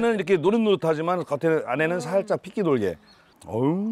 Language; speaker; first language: Korean; native; Korean